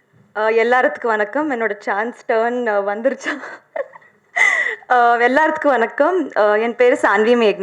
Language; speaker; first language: Tamil; non-native, learner; Telugu